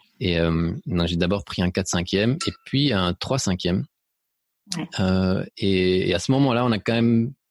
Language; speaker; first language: French; early bilingual, other home language; Spanish